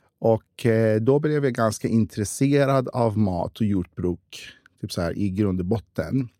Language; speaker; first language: Swedish; non-native, fluent; Persian